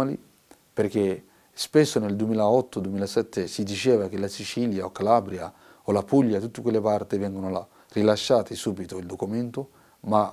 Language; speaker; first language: Italian; non-native, fluent; Somali